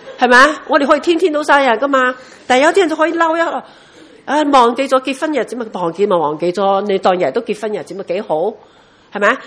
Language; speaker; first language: Chinese; non-native, local second language; Cantonese